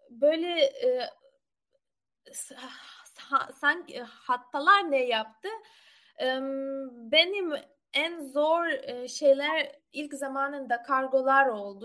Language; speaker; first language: Turkish; non-native, learner; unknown